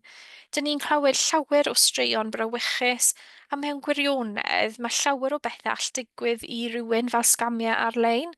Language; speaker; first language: Welsh; native; Welsh